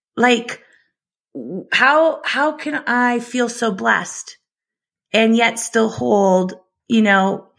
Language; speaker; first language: English; native; English